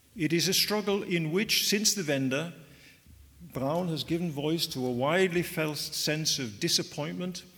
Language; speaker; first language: English; native; English